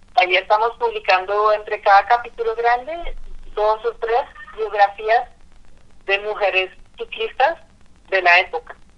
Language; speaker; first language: Spanish; non-native, fluent; French